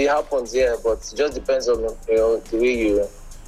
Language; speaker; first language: English; non-native, local second language; Igbo